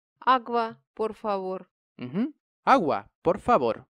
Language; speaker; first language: Spanish; non-native, fluent; Russian